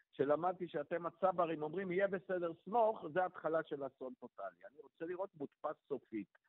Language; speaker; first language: Hebrew; native; Hebrew